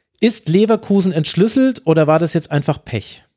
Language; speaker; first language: German; native; German